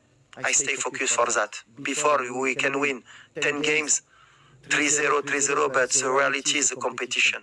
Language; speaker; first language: English; non-native, learner; French